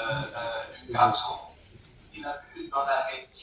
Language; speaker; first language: French; non-native, fluent; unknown